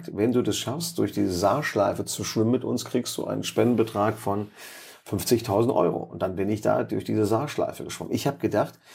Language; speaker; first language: German; native; German